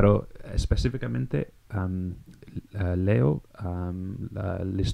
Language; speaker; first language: Spanish; non-native, fluent; English